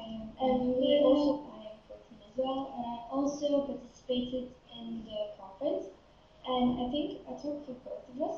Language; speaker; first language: English; non-native, learner; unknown